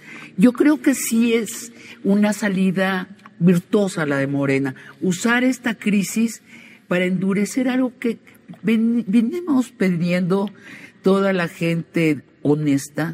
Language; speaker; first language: Spanish; native; Spanish